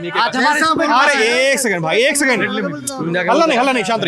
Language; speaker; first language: Hindi; native; Hindi